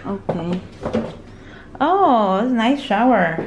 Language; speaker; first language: English; non-native, learner; Spanish